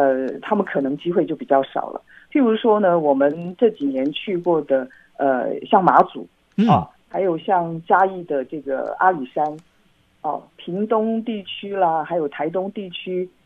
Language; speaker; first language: Chinese; native; Chinese